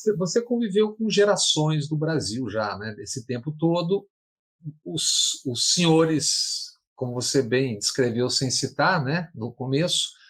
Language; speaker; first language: Portuguese; native; Portuguese